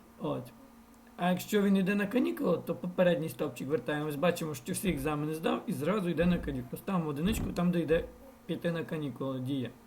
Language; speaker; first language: Ukrainian; non-native, local second language; Russian